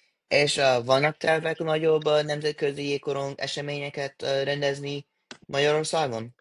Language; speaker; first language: Hungarian; early bilingual, heritage; English